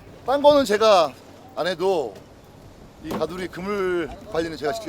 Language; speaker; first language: Korean; native; Korean